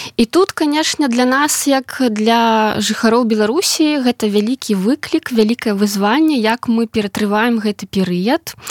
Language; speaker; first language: Belarusian; non-native, local second language; Russian